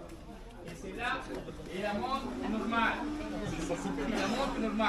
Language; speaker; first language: French; non-native, learner; Arabic